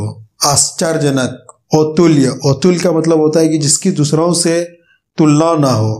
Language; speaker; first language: Hindi; native; Hindi